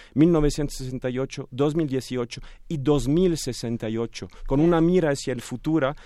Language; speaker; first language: Spanish; non-native, fluent; French